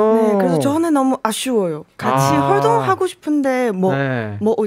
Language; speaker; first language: Korean; non-native, learner; Chinese